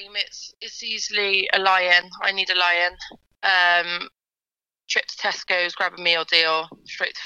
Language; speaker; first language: English; native; English